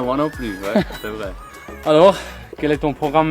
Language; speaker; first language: French; non-native, fluent; German